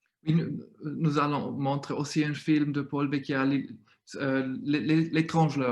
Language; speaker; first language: French; non-native, fluent; German